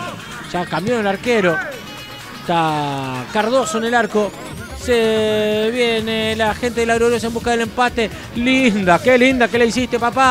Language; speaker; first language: Spanish; native; Spanish